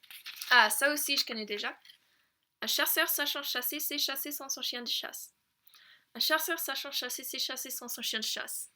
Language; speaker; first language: French; non-native, fluent; English